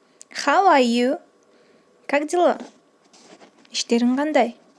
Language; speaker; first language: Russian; non-native, local second language; Kyrgyz